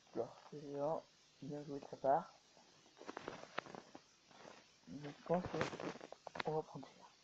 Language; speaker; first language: French; native; French